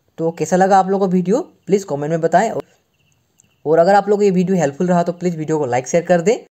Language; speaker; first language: Hindi; non-native, local second language; Assamese